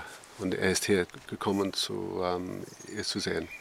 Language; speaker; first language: German; non-native, fluent; English